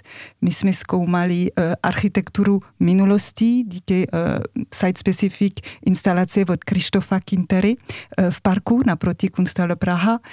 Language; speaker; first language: Czech; non-native, fluent; French